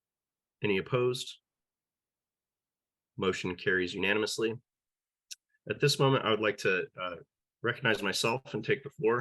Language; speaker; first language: English; native; English